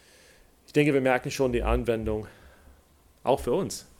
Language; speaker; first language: German; non-native, fluent; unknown